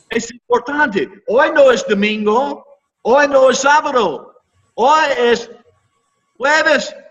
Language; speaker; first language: Spanish; non-native, learner; English